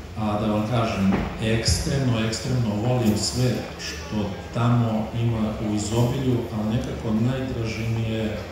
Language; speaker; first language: Croatian; native; Croatian